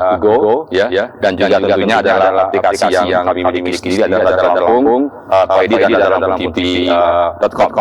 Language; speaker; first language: Indonesian; native; Indonesian